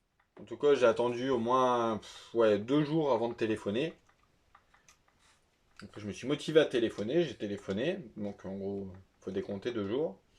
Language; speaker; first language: French; native; French